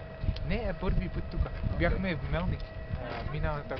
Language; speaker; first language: Bulgarian; non-native, learner; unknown